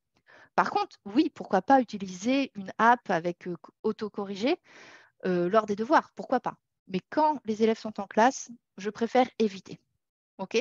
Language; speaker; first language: French; native; French